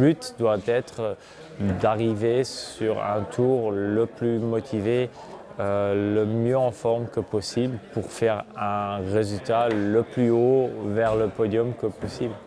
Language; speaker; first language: French; non-native, local second language; Luxembourgish